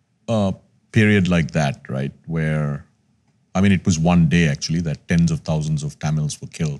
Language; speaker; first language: English; non-native, local second language; Tamil